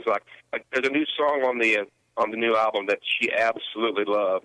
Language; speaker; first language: English; native; English